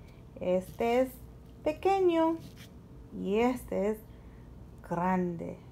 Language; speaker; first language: Spanish; early bilingual, heritage; Spanish